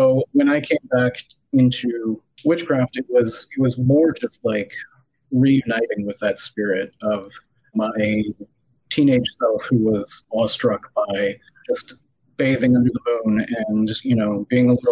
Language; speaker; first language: English; native; English